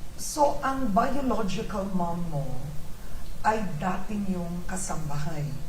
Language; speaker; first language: Filipino; native; Filipino